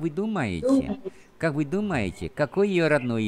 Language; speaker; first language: Russian; non-native, fluent; Vietnamese